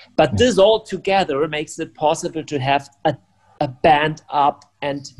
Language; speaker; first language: English; non-native, fluent; German